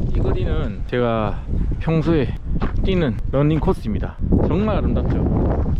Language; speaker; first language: Korean; native; Korean